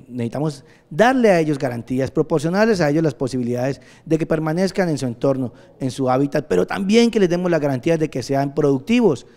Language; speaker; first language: Spanish; native; Spanish